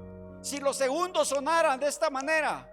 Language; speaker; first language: Spanish; native; Spanish